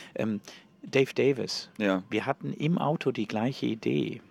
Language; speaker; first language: German; native; German